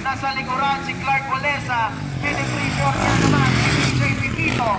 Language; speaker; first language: Filipino; non-native, local second language; Cebuano